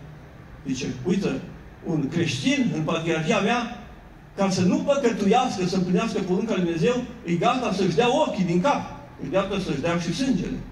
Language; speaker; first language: Romanian; native; Romanian